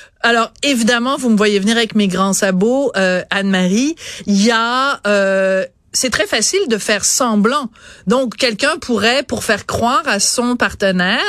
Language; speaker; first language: French; native; French